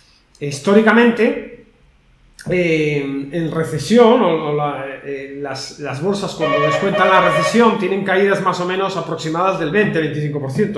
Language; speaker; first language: Spanish; native; Spanish